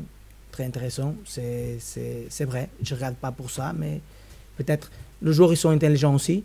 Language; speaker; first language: French; non-native, fluent; Spanish